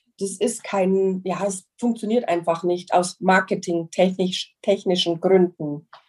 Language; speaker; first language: German; non-native, fluent; English